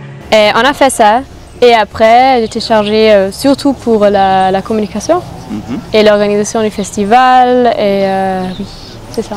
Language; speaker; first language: French; non-native, fluent; German